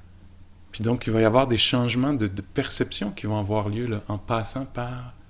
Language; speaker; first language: French; native; French